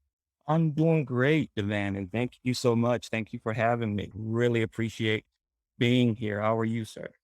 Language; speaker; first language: English; native; English